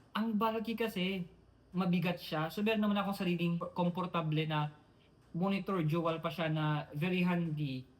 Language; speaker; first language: Filipino; non-native, local second language; Iloko